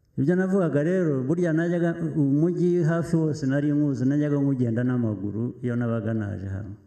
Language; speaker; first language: Kinyarwanda; early bilingual, heritage; Kinyarwanda